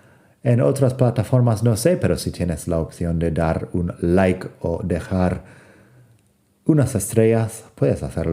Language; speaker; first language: Spanish; non-native, fluent; English